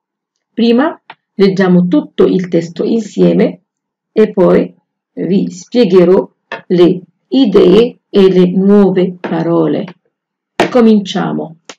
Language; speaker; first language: Italian; non-native, fluent; Arabic